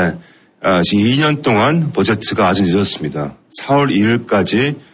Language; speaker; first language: Korean; non-native, fluent; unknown